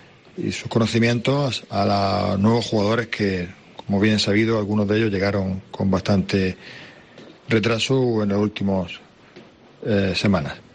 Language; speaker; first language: Spanish; native; Spanish